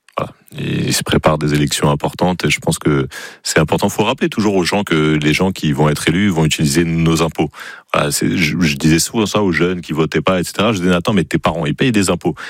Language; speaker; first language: French; native; French